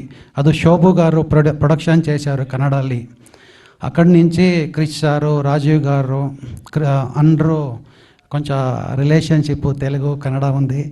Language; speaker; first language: Telugu; non-native, learner; Kannada